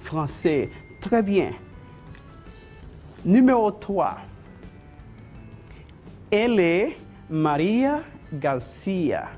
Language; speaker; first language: French; non-native, fluent; Spanish